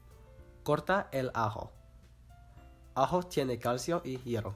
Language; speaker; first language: Spanish; non-native, learner; English